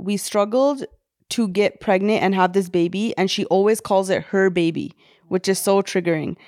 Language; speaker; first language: English; early bilingual, other home language; Punjabi